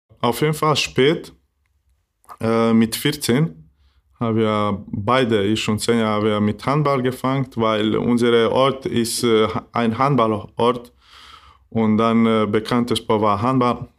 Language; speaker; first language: German; non-native, learner; Bosnian